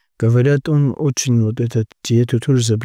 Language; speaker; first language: Russian; non-native, local second language; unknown